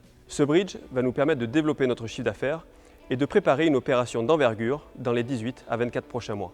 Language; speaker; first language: French; native; French